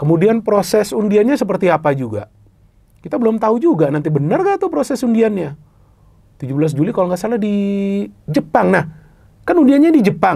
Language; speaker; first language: Indonesian; native; Indonesian